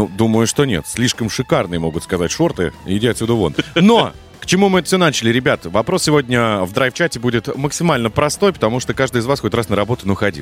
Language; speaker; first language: Russian; native; Russian